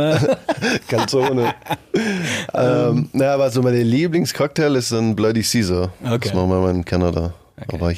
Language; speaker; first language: German; non-native, fluent; French